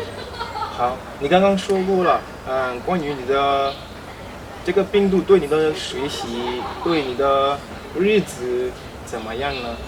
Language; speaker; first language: Chinese; non-native, learner; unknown